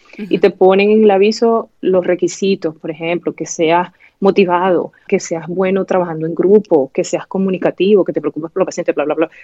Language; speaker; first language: Spanish; native; Spanish